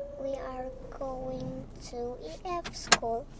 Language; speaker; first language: English; non-native, learner; Indonesian